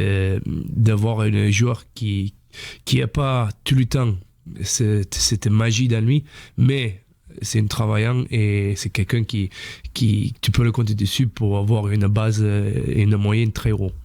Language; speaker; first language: French; non-native, fluent; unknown